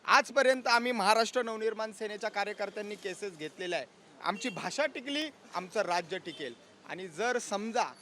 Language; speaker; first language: Marathi; native; Marathi